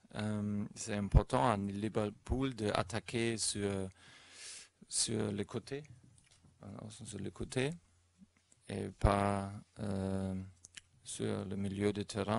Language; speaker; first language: French; non-native, fluent; German